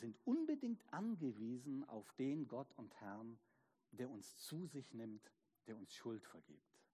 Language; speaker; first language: German; native; German